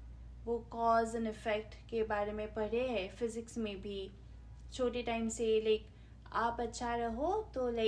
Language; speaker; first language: Hindi; non-native, local second language; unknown